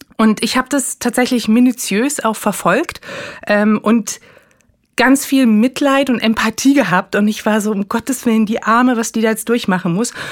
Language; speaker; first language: German; native; German